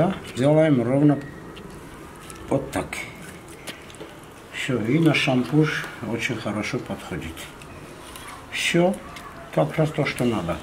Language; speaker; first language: Russian; non-native, fluent; Armenian